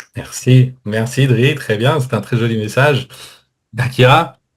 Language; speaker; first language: French; native; French